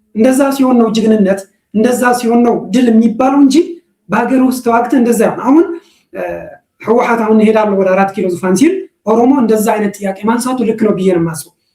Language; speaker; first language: Amharic; non-native, local second language; Tigrinya